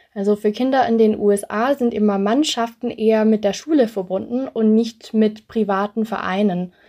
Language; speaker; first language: German; early bilingual, other home language; English